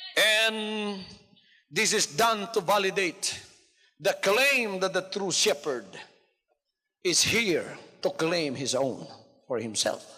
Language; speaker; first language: English; non-native, local second language; Filipino